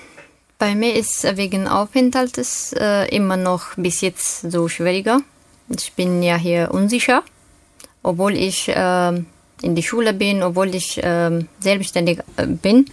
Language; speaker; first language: German; non-native, learner; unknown